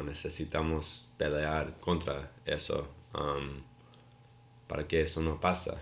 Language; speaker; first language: Spanish; non-native, learner; English